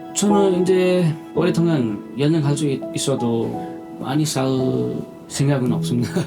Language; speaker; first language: Korean; non-native, learner; Nepali